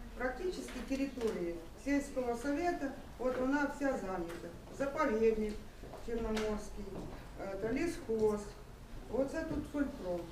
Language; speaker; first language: Russian; non-native, local second language; Ukrainian